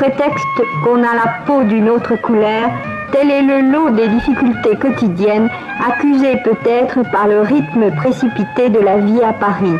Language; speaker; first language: French; native; French